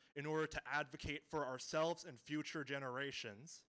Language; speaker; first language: English; native; English